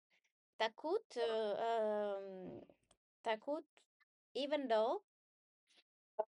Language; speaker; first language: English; non-native, learner; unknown